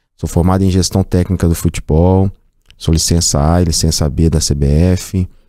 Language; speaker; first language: Portuguese; native; Portuguese